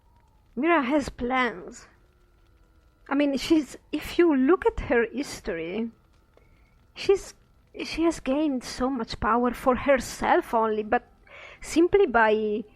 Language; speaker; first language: English; non-native, fluent; Italian